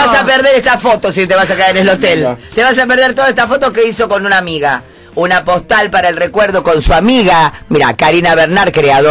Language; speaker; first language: Spanish; native; Spanish